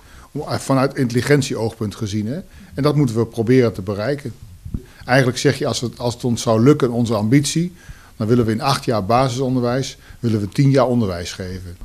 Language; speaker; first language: Dutch; native; Dutch